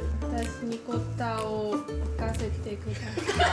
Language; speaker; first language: Japanese; non-native, learner; Korean